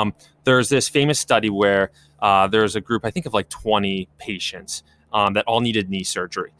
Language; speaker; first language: English; native; English